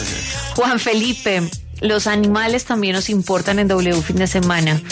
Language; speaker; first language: Spanish; native; Spanish